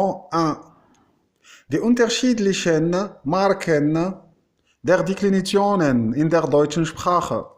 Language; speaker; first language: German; non-native, fluent; Arabic